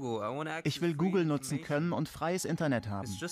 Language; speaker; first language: German; native; German